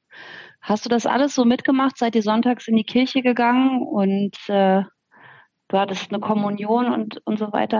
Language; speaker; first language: German; native; German